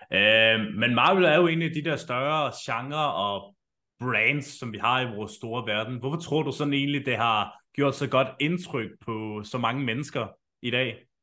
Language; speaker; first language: Danish; native; Danish